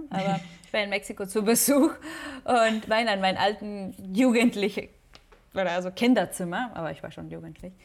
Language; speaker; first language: German; non-native, fluent; Spanish